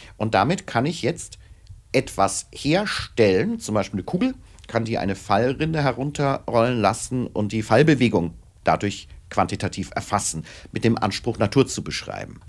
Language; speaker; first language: German; native; German